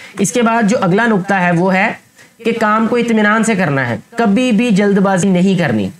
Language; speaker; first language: Urdu; non-native, local second language; Punjabi